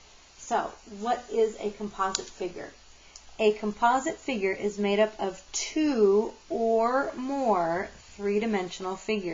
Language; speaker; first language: English; native; English